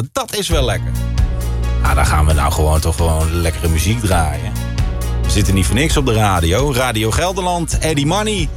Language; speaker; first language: Dutch; native; Dutch